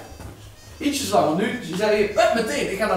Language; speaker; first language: Dutch; native; Dutch